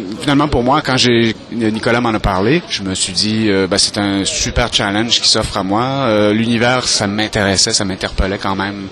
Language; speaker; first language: French; native; French